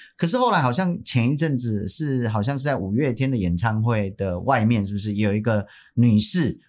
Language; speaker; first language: Chinese; native; Chinese